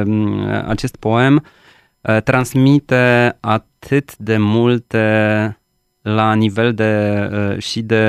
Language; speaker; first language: Romanian; non-native, fluent; Polish